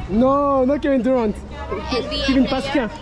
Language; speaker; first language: English; non-native, learner; French